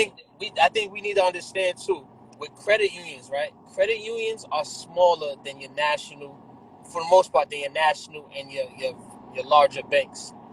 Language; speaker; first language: English; native; English